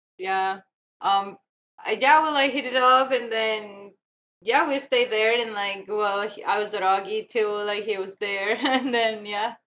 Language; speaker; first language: English; non-native, fluent; Spanish